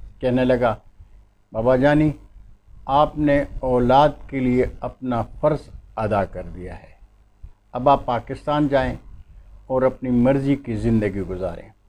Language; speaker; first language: Urdu; non-native, local second language; Pashto